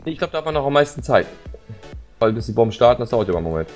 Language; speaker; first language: German; native; German